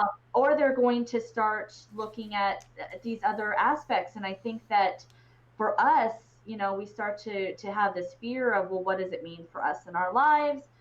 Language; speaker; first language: English; native; English